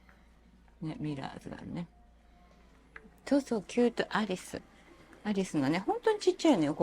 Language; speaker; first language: Japanese; native; Japanese